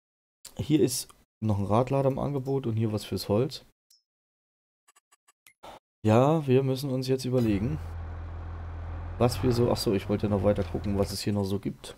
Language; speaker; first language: German; native; German